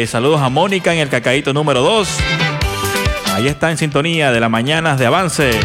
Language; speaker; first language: Spanish; native; Spanish